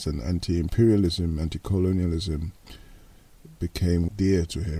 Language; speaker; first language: English; non-native, local second language; Yoruba